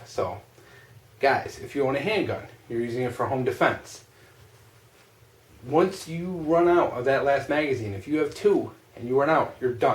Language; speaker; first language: English; native; English